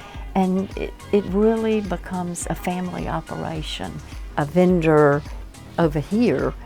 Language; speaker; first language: English; native; English